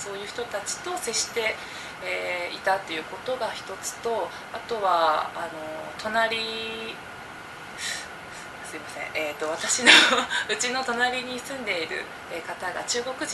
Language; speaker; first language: Japanese; native; Japanese